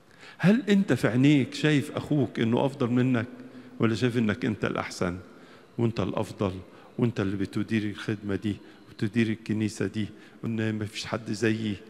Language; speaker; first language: Arabic; native; Arabic